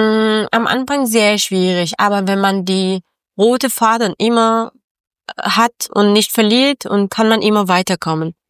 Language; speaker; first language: German; non-native, learner; Persian